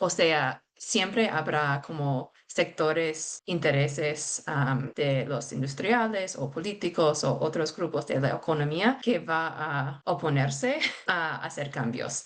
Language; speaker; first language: Spanish; non-native, fluent; English